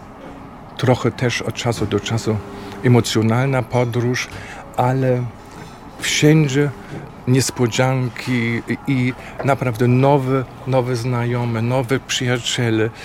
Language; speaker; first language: Polish; non-native, fluent; German